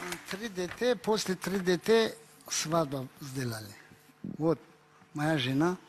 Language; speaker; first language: Russian; non-native, learner; Tajik